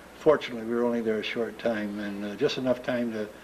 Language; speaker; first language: English; native; English